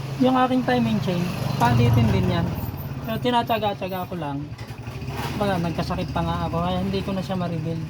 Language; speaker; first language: Filipino; native; Filipino